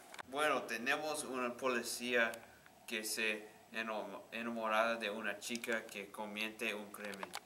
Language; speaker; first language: Spanish; non-native, learner; English